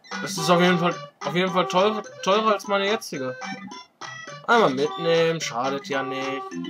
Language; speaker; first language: German; native; German